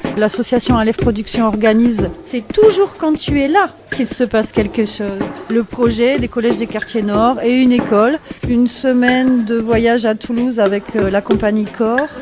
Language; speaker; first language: French; native; French